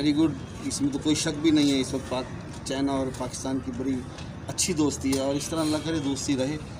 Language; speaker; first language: Urdu; non-native, local second language; Saraiki